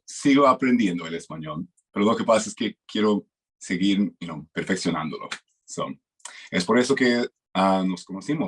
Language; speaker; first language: Spanish; non-native, fluent; English